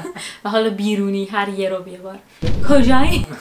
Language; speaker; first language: Persian; native; Persian